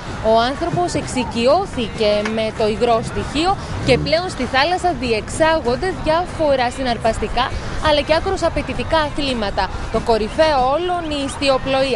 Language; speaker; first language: Greek; native; Greek